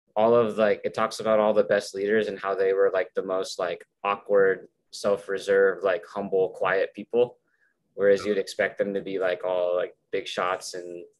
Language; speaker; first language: English; native; English